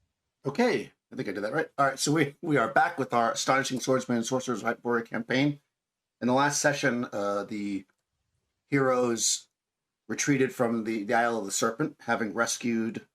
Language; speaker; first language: English; native; English